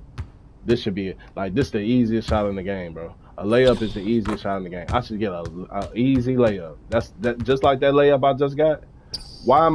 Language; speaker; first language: English; native; English